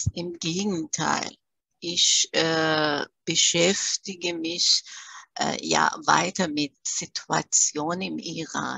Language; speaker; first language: German; early bilingual, other home language; Persian